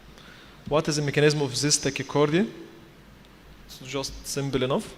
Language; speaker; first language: English; non-native, fluent; Arabic